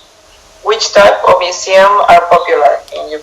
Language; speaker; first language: English; non-native, fluent; Spanish